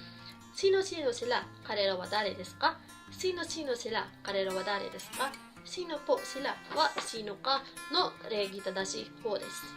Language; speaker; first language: Japanese; non-native, fluent; Filipino